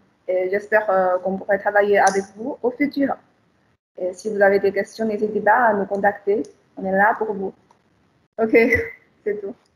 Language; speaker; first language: French; non-native, fluent; Chinese